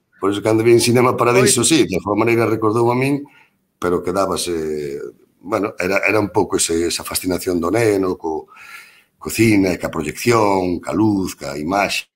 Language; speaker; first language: Galician; native; Galician